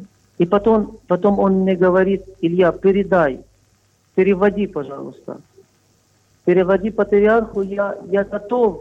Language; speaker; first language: Russian; non-native, fluent; Arabic